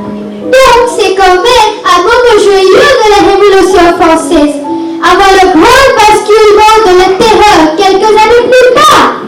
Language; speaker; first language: French; non-native, learner; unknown